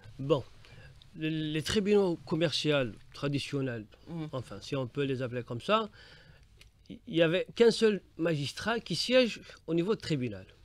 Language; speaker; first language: French; non-native, local second language; Arabic